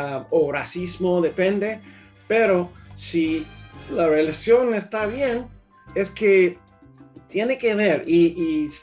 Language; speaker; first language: Spanish; early bilingual, heritage; English